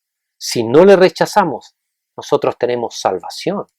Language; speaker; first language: Spanish; native; Spanish